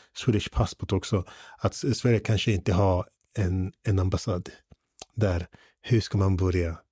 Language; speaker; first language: Swedish; non-native, fluent; English